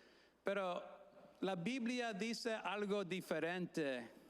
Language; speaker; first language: Spanish; non-native, fluent; English